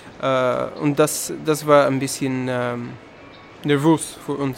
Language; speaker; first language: German; non-native, learner; Arabic